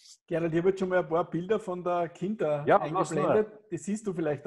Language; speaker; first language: German; native; German